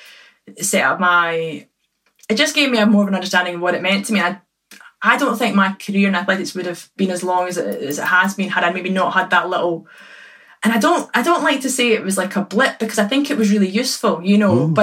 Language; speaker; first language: English; native; English